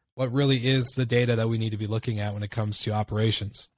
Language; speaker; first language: English; native; English